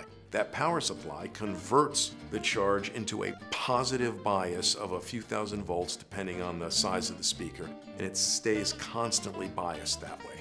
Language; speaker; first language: English; native; English